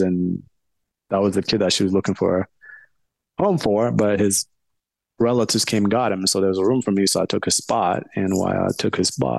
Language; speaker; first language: English; early bilingual, other home language; Amharic